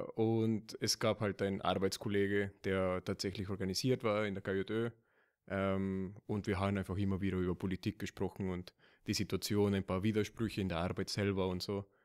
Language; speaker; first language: German; non-native, fluent; Spanish